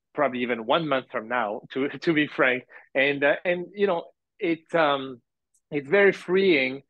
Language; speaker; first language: English; early bilingual, heritage; Arabic